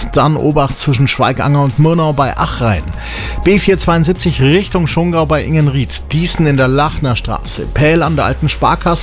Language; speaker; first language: German; native; German